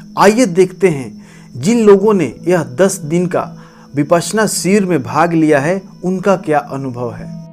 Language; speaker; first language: Hindi; native; Hindi